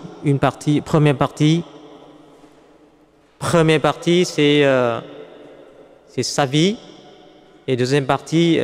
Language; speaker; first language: French; non-native, fluent; Vietnamese